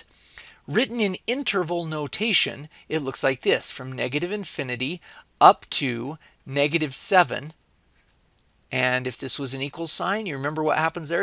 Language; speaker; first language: English; native; English